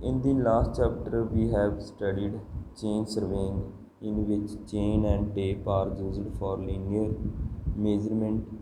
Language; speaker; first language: English; non-native, local second language; Punjabi